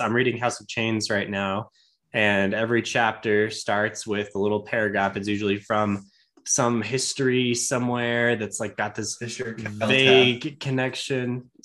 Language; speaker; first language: English; native; English